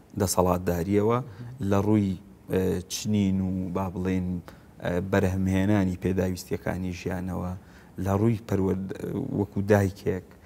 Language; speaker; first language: Central Kurdish; non-native, local second language; Gurani